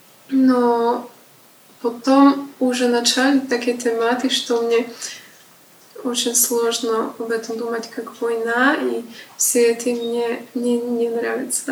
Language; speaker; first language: Russian; non-native, learner; Slovak